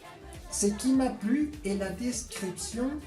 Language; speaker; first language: French; non-native, fluent; Spanish